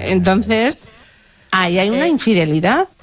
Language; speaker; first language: Spanish; native; Spanish